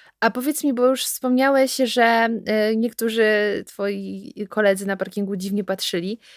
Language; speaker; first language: Polish; native; Polish